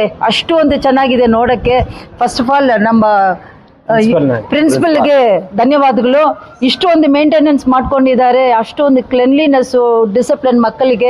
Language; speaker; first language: Kannada; non-native, local second language; Tamil